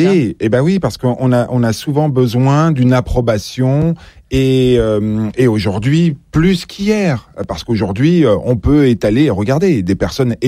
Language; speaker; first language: French; native; French